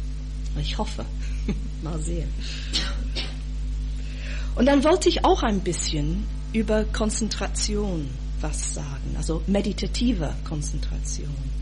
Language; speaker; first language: German; non-native, fluent; English